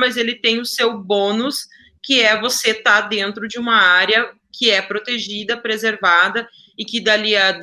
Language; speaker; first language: Portuguese; native; Portuguese